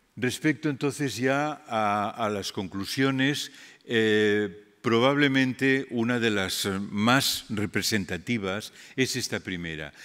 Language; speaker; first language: Spanish; non-native, local second language; Catalan